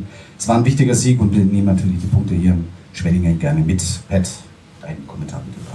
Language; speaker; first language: German; native; German